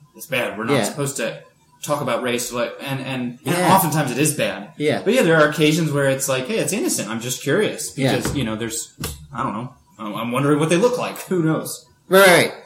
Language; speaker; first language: English; early bilingual, other home language; Filipino